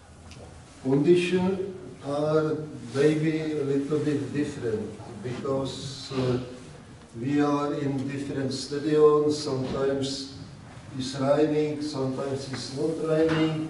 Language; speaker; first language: English; non-native, learner; Czech